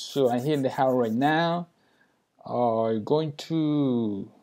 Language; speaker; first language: English; non-native, learner; Spanish